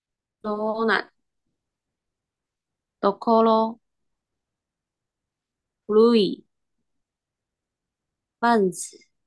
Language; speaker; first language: Japanese; non-native, learner; Chinese